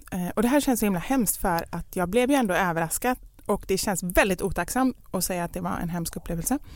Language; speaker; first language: Swedish; native; Swedish